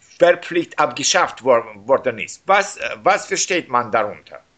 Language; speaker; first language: German; non-native, learner; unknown